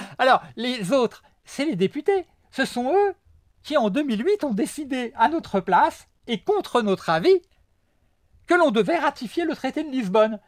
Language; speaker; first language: French; native; French